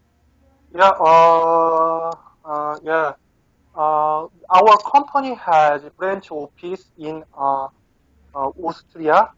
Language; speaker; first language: English; non-native, learner; Korean